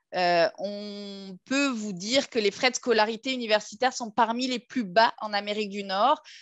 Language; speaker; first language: French; native; French